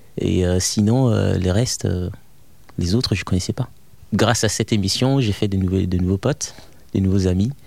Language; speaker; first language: French; non-native, fluent; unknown